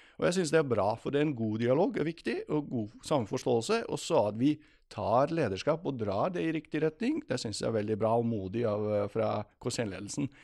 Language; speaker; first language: Norwegian; non-native, fluent; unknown